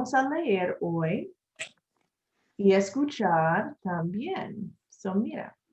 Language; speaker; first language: Spanish; non-native, learner; English